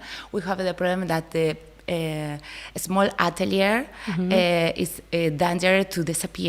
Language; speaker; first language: English; non-native, learner; Spanish